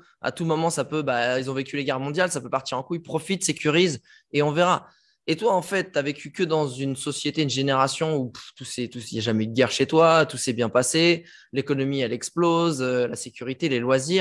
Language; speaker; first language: French; native; French